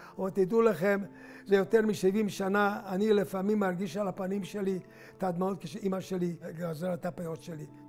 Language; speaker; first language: Hebrew; non-native, fluent; Hungarian